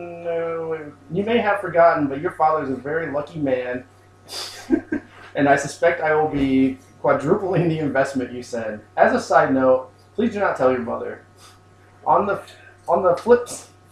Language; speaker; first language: English; native; English